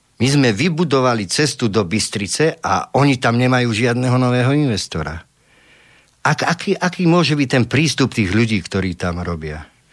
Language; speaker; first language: Slovak; native; Slovak